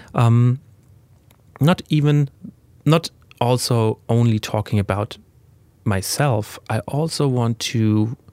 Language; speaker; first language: English; non-native, fluent; German